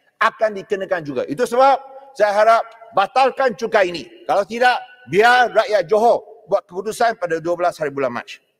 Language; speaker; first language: Malay; non-native, local second language; Chinese